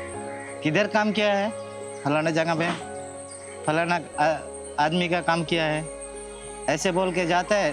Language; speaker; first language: Hindi; non-native, local second language; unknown